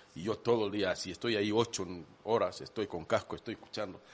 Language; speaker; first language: Spanish; non-native, fluent; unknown